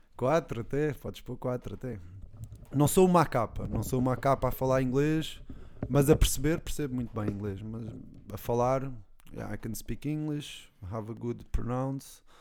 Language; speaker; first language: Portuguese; native; Portuguese